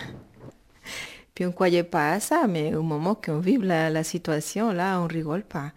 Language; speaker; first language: French; non-native, fluent; Spanish